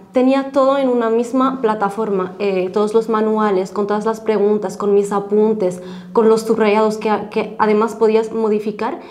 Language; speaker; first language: Spanish; non-native, fluent; Arabic